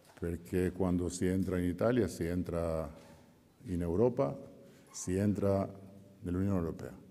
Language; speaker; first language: Italian; non-native, fluent; Albanian